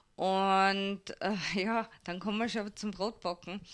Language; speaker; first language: German; native; German